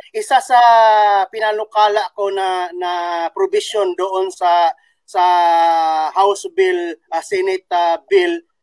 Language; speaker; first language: Filipino; non-native, local second language; Cebuano